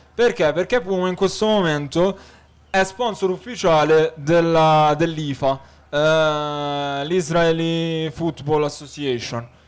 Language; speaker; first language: Italian; early bilingual, other home language; Arabic